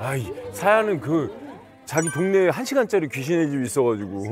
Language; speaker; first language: Korean; native; Korean